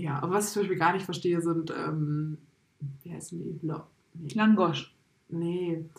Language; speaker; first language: German; native; German